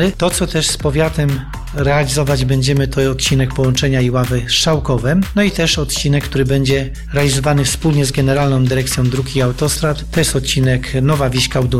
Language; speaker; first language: Polish; native; Polish